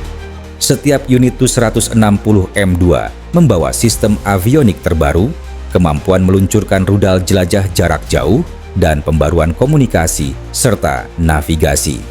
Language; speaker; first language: Indonesian; native; Indonesian